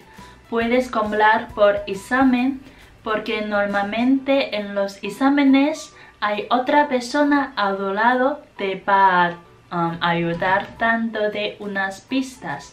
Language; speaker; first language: Spanish; non-native, fluent; Chinese